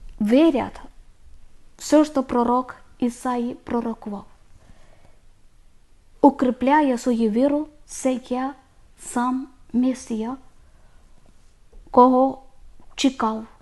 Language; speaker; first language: Ukrainian; non-native, learner; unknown